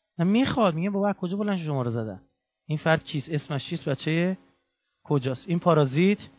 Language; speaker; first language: Persian; native; Persian